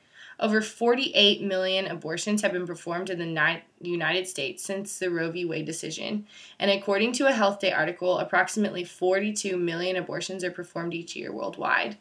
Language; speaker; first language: English; native; English